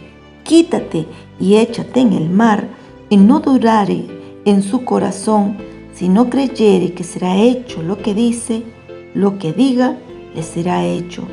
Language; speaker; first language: Spanish; native; Spanish